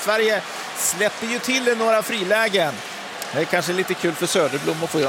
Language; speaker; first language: Swedish; native; Swedish